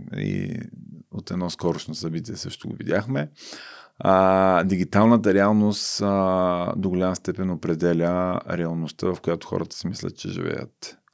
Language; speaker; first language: Bulgarian; native; Bulgarian